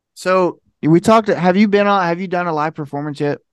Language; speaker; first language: English; native; English